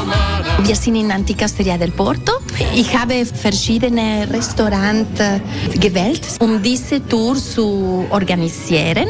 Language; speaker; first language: German; non-native, local second language; Italian